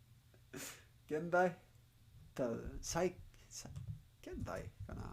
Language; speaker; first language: Japanese; non-native, learner; Spanish